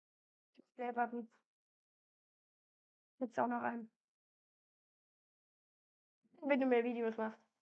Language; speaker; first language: German; native; German